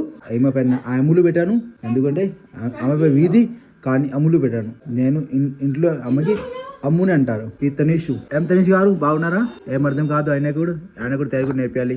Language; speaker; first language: Telugu; non-native, learner; Hindi